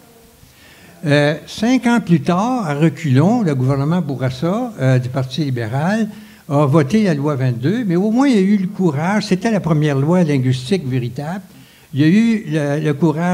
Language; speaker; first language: French; native; French